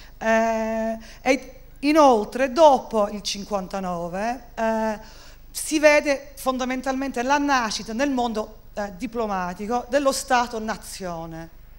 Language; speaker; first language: Italian; non-native, fluent; English